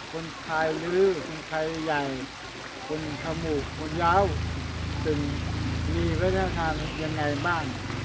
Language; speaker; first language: Thai; non-native, local second language; Hmong